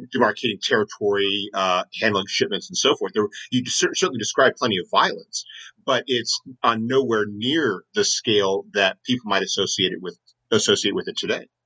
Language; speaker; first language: English; native; English